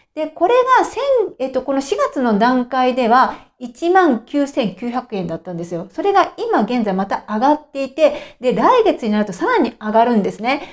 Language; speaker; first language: Japanese; native; Japanese